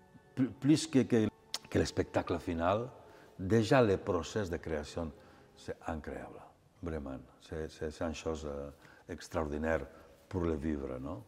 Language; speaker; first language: French; non-native, fluent; Catalan